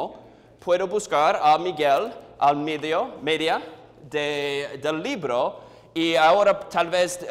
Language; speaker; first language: Spanish; non-native, learner; English